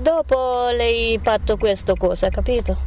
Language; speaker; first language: Italian; non-native, learner; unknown